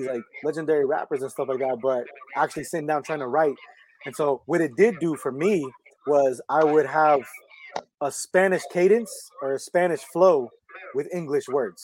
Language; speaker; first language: English; early bilingual, other home language; Spanish